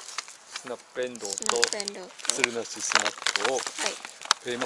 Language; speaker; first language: Japanese; native; Japanese